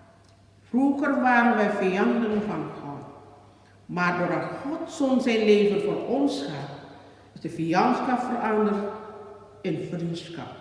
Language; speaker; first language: Dutch; non-native, learner; Indonesian